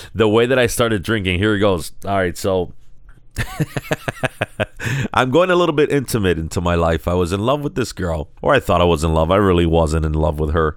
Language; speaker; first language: English; early bilingual, other home language; Spanish